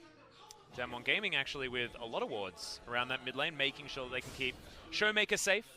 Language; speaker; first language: English; native; English